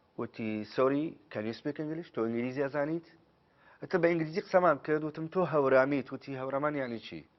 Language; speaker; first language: Kurdish; non-native, fluent; Arabic